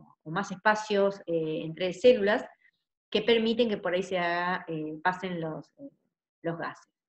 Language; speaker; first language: Spanish; native; Spanish